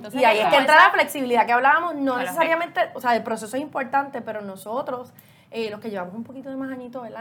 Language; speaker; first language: Spanish; native; Spanish